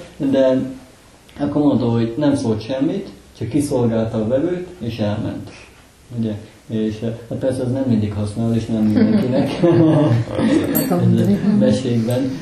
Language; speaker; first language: Hungarian; native; Hungarian